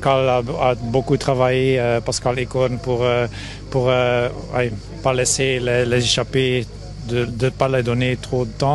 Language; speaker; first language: French; non-native, local second language; Dutch